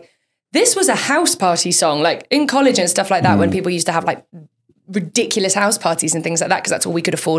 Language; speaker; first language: English; native; English